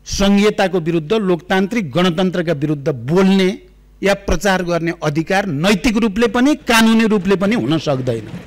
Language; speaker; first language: Nepali; native; Nepali